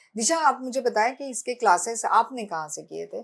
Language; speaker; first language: Hindi; non-native, local second language; Marathi